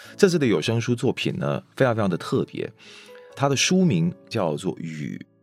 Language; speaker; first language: Chinese; non-native, local second language; Hakka Chinese